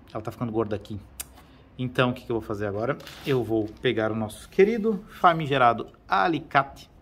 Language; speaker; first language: Portuguese; native; Portuguese